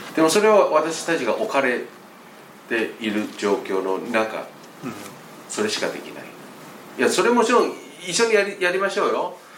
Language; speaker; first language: Japanese; non-native, fluent; Chinese